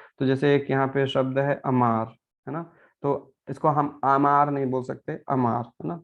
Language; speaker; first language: Hindi; native; Hindi